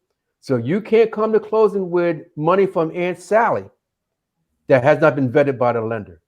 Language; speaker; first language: English; native; English